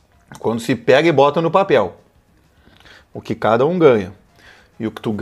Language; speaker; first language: Portuguese; native; Portuguese